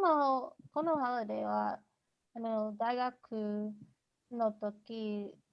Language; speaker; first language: Japanese; non-native, learner; English